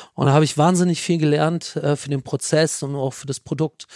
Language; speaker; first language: German; native; German